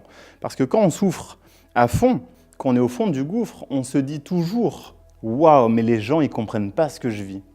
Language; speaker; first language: French; native; French